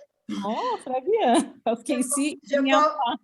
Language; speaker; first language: French; non-native, learner; Portuguese